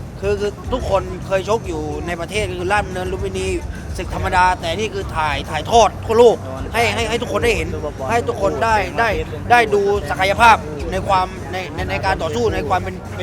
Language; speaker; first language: Thai; native; Thai